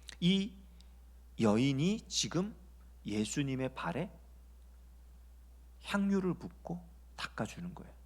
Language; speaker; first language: Korean; native; Korean